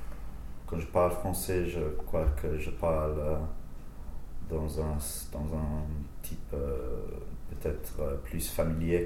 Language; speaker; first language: French; non-native, fluent; English